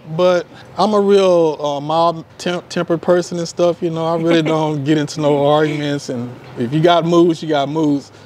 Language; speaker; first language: English; native; English